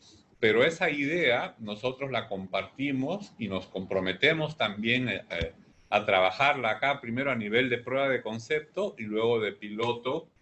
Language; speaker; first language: Spanish; native; Spanish